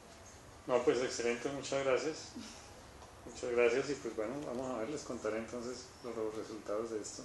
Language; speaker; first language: Spanish; native; Spanish